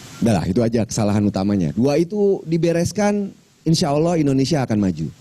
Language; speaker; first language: Indonesian; non-native, local second language; Minangkabau